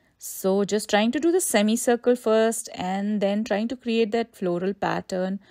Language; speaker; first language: English; non-native, local second language; Hindi